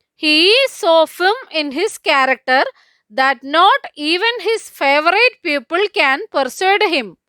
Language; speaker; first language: English; non-native, local second language; Malayalam